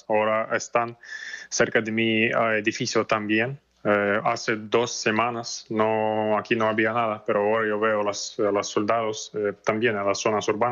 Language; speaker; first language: Spanish; non-native, fluent; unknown